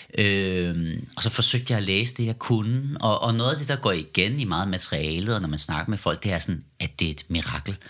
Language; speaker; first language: Danish; early bilingual, other home language; Persian